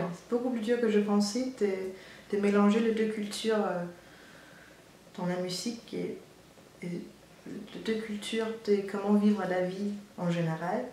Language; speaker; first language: French; non-native, fluent; Danish